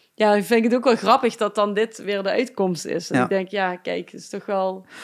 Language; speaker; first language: Dutch; native; Dutch